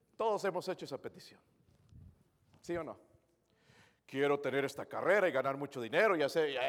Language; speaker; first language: Spanish; native; Spanish